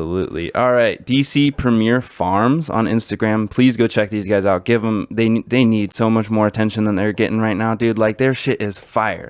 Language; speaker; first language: English; native; English